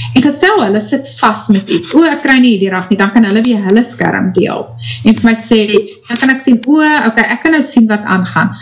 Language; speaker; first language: Afrikaans; native; Afrikaans